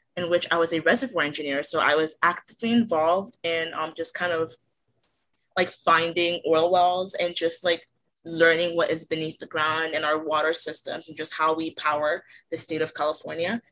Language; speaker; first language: English; native; English